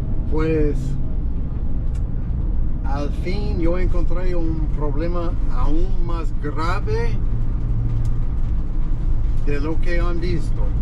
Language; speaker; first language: Spanish; non-native, fluent; English